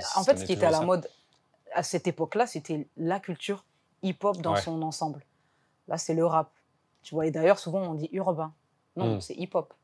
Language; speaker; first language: French; native; French